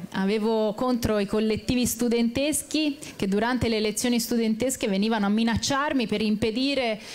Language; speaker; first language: Italian; native; Italian